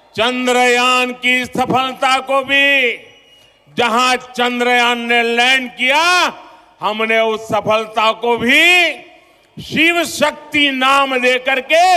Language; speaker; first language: Hindi; non-native, local second language; Gujarati